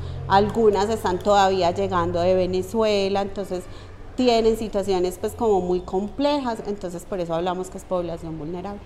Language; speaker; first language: Spanish; native; Spanish